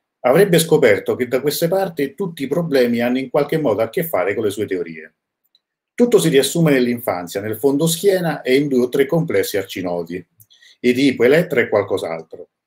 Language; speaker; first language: Italian; native; Italian